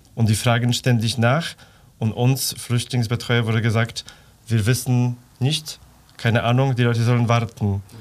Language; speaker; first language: German; non-native, fluent; Polish